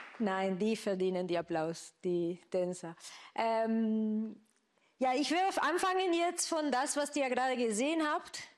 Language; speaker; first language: German; non-native, fluent; Spanish